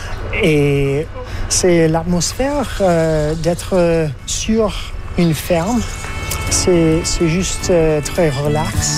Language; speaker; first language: French; non-native, fluent; English